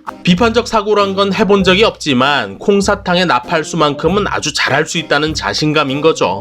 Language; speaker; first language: Korean; native; Korean